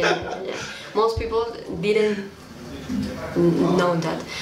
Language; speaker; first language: English; non-native, learner; Spanish